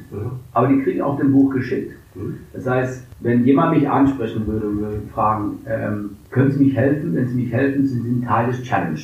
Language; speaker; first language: German; early bilingual, other home language; English